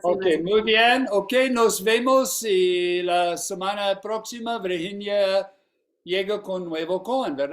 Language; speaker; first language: Spanish; non-native, fluent; English